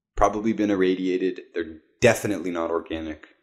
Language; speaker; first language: English; native; English